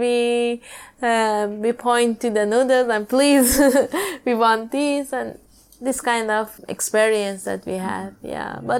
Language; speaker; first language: English; non-native, learner; Persian